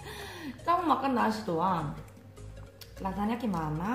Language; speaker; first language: Indonesian; non-native, fluent; Korean